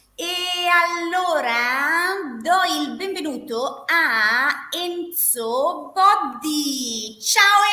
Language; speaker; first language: Italian; native; Italian